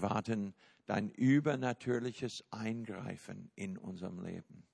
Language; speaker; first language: German; non-native, fluent; English